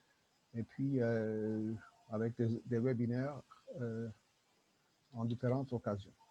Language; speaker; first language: French; non-native, learner; Turkish